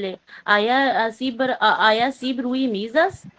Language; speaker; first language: Persian; non-native, learner; Urdu